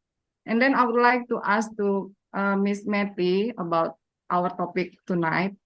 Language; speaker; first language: English; non-native, learner; Indonesian